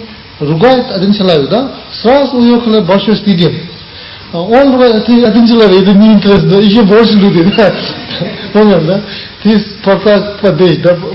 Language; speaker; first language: Russian; non-native, learner; Tibetan